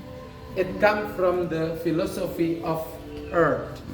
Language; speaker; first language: English; non-native, learner; Indonesian